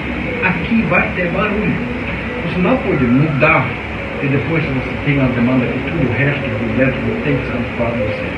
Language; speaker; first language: Portuguese; non-native, fluent; Danish